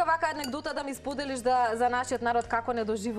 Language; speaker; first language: Macedonian; native; Macedonian